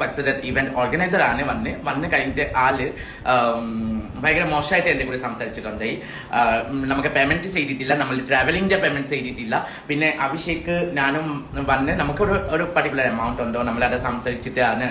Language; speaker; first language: Malayalam; non-native, fluent; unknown